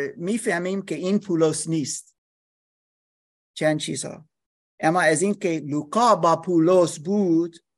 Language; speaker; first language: Persian; non-native, learner; English